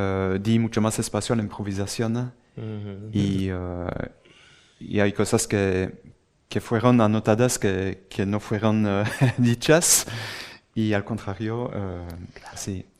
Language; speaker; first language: Spanish; non-native, fluent; French